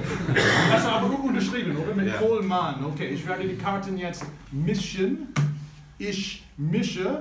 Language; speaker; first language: German; non-native, fluent; English